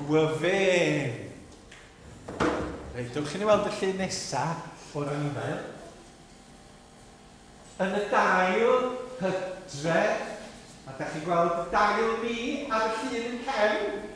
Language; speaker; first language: Welsh; native; Welsh